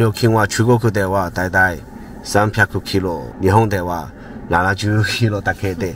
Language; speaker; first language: Japanese; non-native, learner; Chinese